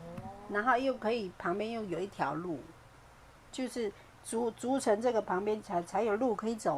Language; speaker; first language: Chinese; native; Chinese